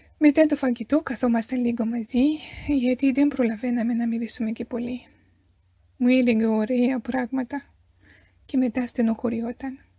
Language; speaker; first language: Greek; non-native, fluent; Romanian